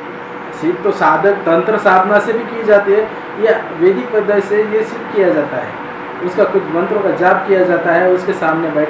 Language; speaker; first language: Hindi; non-native, local second language; Marathi